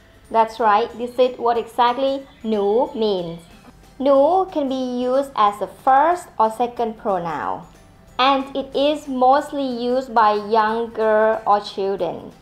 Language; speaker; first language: English; non-native, fluent; Thai